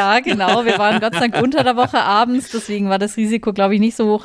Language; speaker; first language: German; native; German